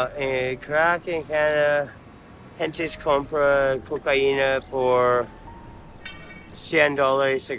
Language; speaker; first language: Spanish; non-native, learner; English